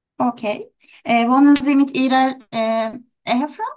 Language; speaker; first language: German; non-native, learner; Turkish